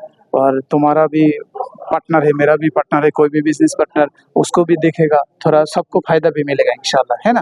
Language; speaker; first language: Hindi; non-native, fluent; Bangla